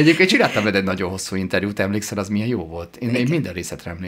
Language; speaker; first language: Hungarian; native; Hungarian